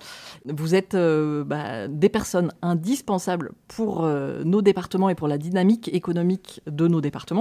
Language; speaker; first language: French; native; French